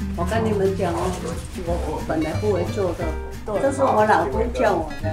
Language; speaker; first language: Chinese; non-native, local second language; Cantonese